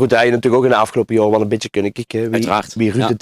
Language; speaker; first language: Dutch; native; Dutch